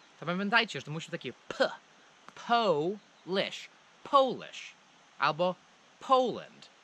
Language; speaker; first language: Polish; non-native, fluent; English